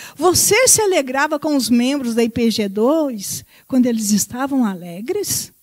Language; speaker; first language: Portuguese; native; Portuguese